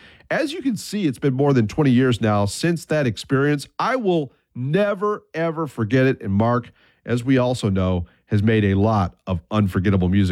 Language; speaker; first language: English; native; English